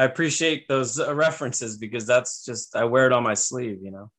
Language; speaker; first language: English; native; English